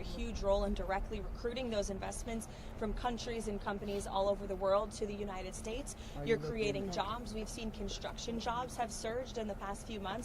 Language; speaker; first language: English; native; English